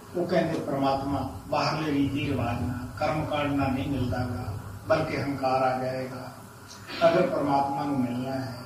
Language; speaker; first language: Hindi; non-native, local second language; Punjabi